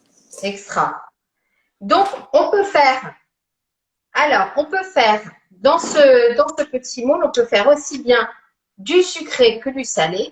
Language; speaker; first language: French; native; French